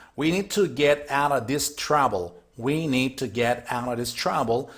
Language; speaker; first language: English; non-native, fluent; Turkish